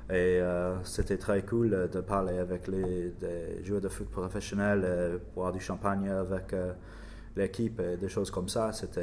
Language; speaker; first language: French; non-native, learner; English